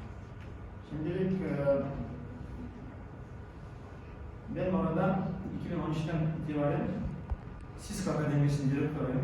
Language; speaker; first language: Turkish; non-native, learner; Kazakh